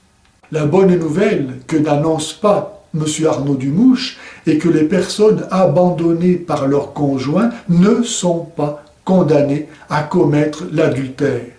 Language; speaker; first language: French; native; French